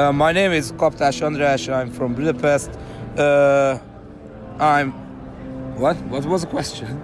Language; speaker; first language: English; non-native, learner; Hungarian